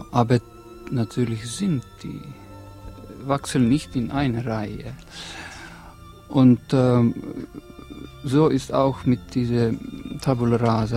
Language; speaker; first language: German; non-native, fluent; Estonian